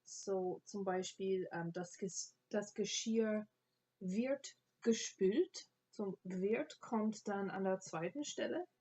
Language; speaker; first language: German; non-native, fluent; English